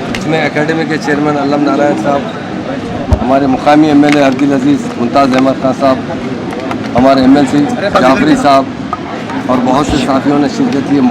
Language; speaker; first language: Urdu; native; Urdu